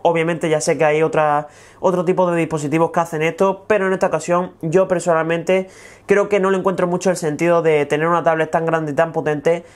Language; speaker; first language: Spanish; native; Spanish